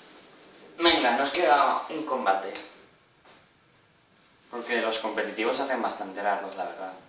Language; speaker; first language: Spanish; native; Spanish